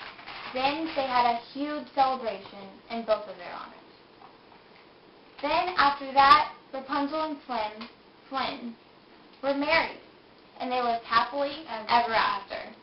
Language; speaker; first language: English; native; English